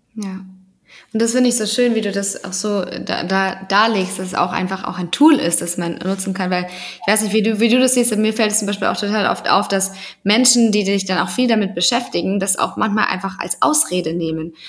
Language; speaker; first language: German; native; German